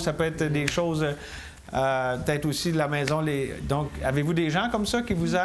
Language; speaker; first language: French; native; French